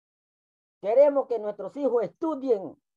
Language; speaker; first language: Spanish; non-native, local second language; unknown